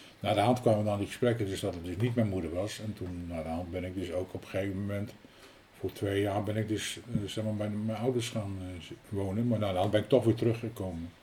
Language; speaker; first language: Dutch; native; Dutch